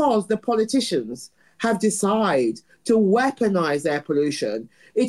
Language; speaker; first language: English; native; English